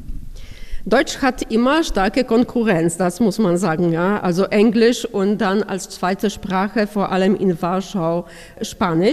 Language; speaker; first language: German; non-native, fluent; Polish